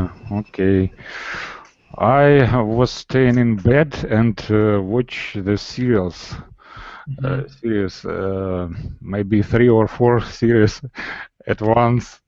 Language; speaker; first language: English; non-native, learner; Russian